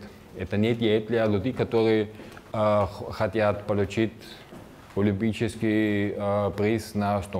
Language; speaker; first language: Russian; non-native, fluent; German